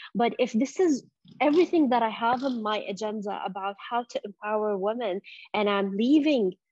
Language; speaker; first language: English; non-native, fluent; Arabic